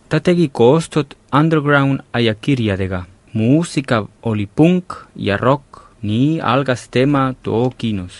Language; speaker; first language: Estonian; non-native, fluent; Catalan